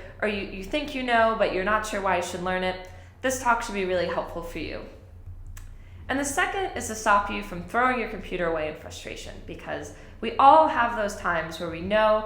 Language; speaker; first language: English; native; English